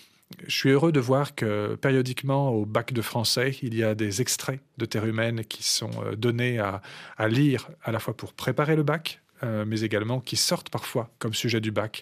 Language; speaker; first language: French; native; French